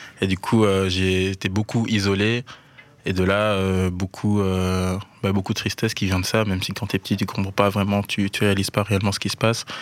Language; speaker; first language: French; native; French